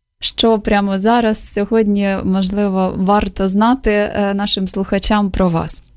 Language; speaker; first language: Ukrainian; native; Ukrainian